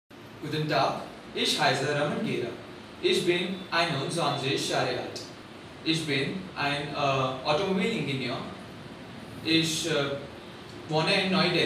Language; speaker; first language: German; non-native, learner; Hindi